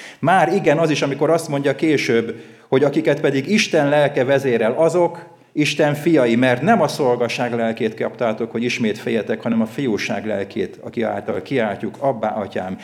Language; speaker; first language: Hungarian; native; Hungarian